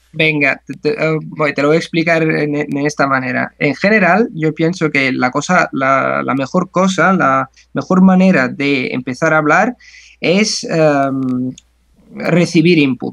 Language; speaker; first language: Spanish; non-native, fluent; Italian